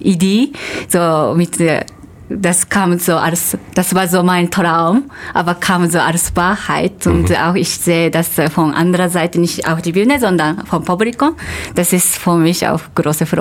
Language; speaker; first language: German; non-native, fluent; Japanese